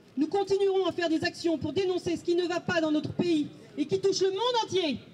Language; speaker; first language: French; native; French